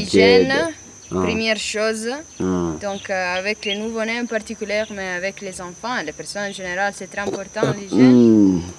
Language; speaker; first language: French; non-native, learner; Italian